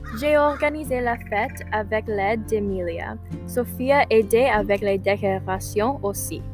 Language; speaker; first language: French; non-native, learner; English